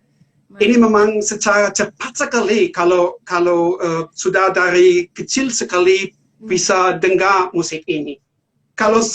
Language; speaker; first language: Indonesian; non-native, learner; German